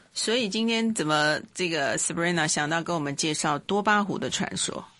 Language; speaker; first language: Chinese; native; Chinese